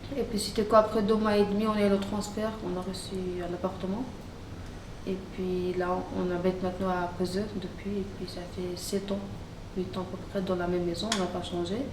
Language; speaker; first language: French; non-native, fluent; Arabic